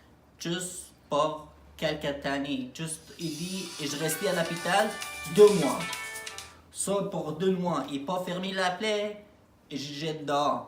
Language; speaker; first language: French; non-native, learner; Arabic